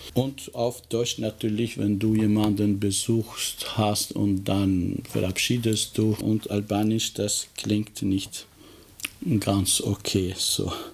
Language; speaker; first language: German; non-native, fluent; Albanian